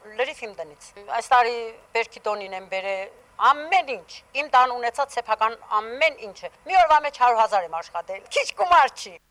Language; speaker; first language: Armenian; native; Armenian